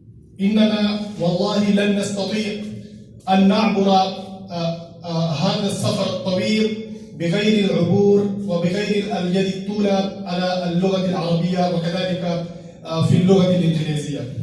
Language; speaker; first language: Arabic; non-native, fluent; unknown